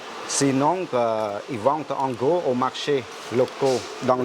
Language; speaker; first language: French; non-native, fluent; Khmer